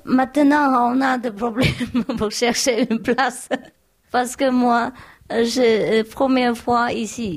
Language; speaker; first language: French; non-native, learner; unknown